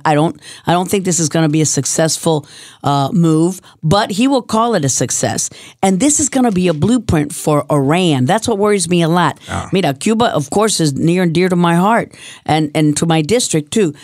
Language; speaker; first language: English; early bilingual, other home language; Spanish